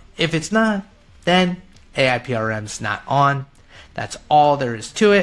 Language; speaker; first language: English; native; English